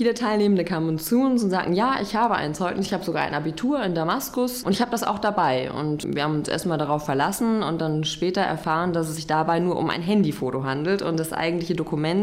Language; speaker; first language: German; native; German